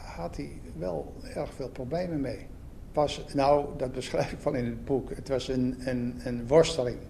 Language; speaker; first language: Dutch; native; Dutch